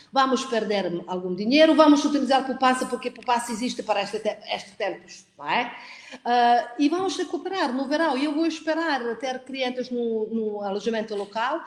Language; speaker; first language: Portuguese; non-native, fluent; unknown